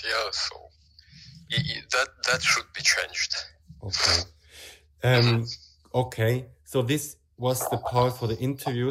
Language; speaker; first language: English; non-native, fluent; German